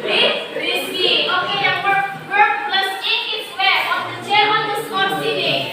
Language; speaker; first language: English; non-native, learner; Indonesian